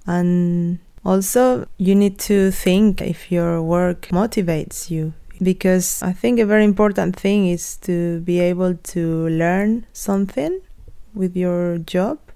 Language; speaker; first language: English; non-native, fluent; Spanish